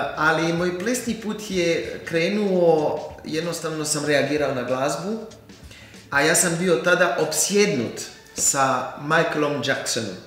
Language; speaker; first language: Croatian; non-native, fluent; French